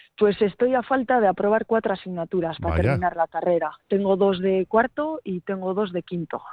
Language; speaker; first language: Spanish; native; Spanish